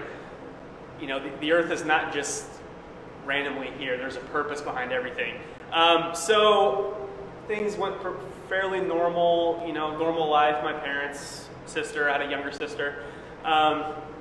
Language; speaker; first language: English; native; English